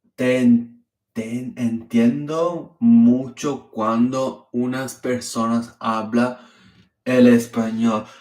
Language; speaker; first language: Spanish; early bilingual, other home language; German